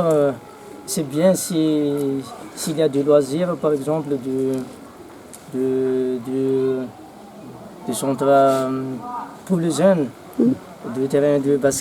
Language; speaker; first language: French; non-native, local second language; Malagasy